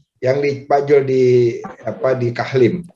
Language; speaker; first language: Indonesian; native; Indonesian